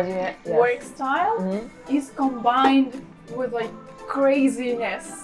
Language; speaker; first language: English; non-native, fluent; Ukrainian